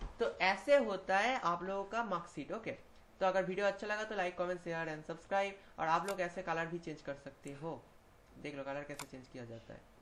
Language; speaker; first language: Hindi; non-native, local second language; Bangla